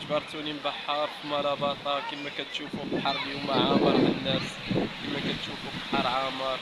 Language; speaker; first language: Arabic; native; Arabic